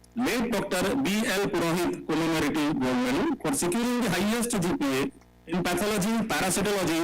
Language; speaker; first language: English; non-native, local second language; Marathi